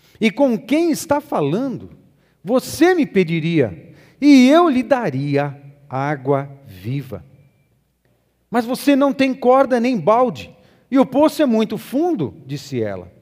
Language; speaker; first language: Portuguese; native; Portuguese